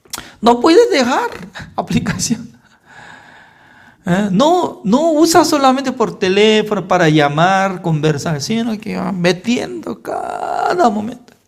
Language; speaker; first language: Spanish; non-native, fluent; Korean